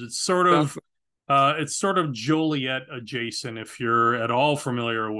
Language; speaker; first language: English; native; English